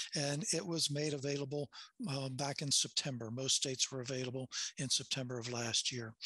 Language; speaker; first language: English; native; English